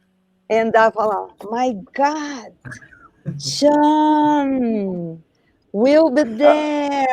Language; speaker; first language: English; non-native, learner; Portuguese